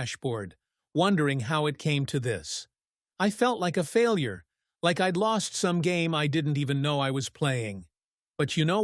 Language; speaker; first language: English; native; English